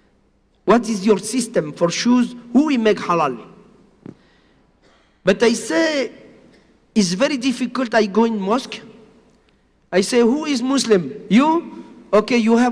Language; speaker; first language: English; non-native, learner; Spanish